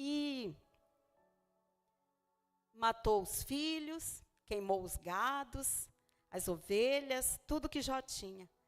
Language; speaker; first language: Portuguese; native; Portuguese